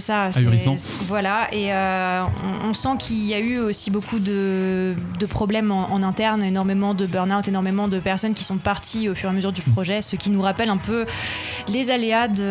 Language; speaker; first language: French; native; French